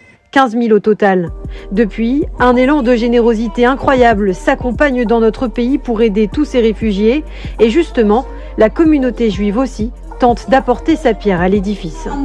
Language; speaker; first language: French; native; French